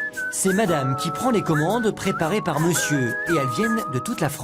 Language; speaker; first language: French; native; French